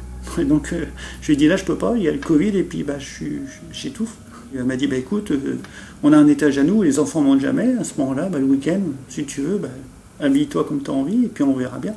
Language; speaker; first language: French; native; French